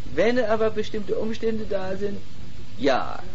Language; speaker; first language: German; native; German